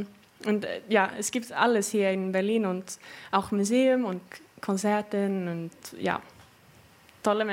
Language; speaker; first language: German; non-native, fluent; Swedish